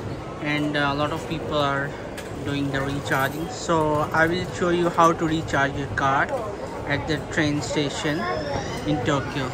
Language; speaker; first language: English; non-native, local second language; Urdu